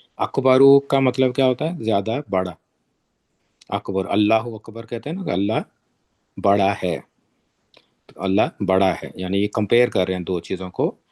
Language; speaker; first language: Urdu; native; Urdu